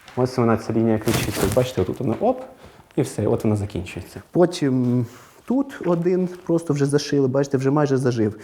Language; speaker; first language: Ukrainian; non-native, local second language; Russian